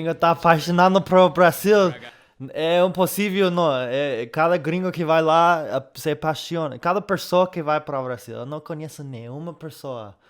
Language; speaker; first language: Portuguese; non-native, fluent; English